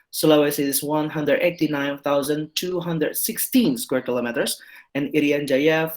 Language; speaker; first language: English; non-native, learner; Indonesian